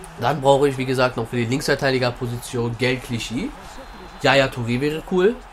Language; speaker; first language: German; early bilingual, other home language; Turkish